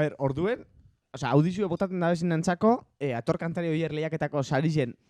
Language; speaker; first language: Basque; native; Basque